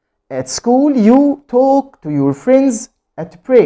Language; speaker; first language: English; non-native, fluent; Arabic